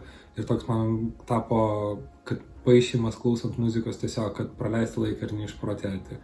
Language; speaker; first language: Lithuanian; native; Lithuanian